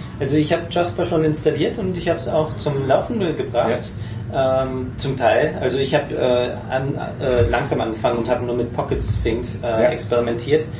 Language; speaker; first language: German; native; German